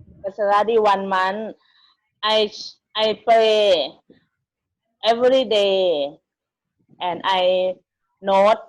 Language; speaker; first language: English; non-native, learner; Thai